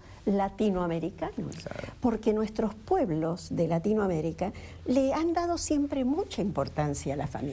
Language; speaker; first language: Spanish; native; Spanish